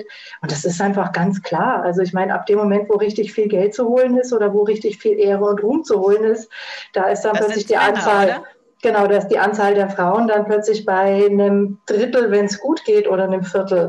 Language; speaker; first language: German; native; German